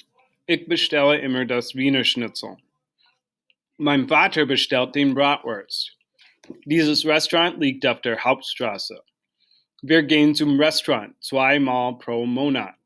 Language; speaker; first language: German; non-native, learner; English